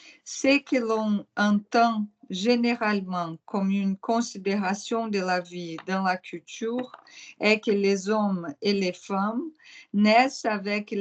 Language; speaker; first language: French; non-native, fluent; Portuguese